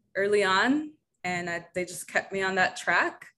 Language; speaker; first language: English; early bilingual, other home language; Spanish